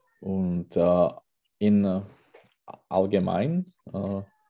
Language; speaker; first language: German; non-native, learner; Czech